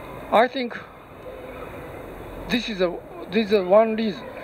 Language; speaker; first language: English; non-native, learner; Japanese